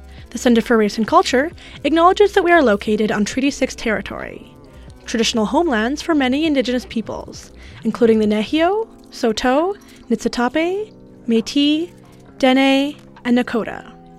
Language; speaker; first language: English; native; English